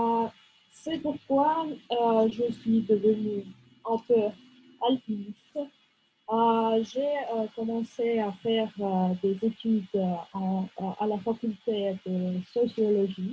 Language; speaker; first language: French; non-native, fluent; Russian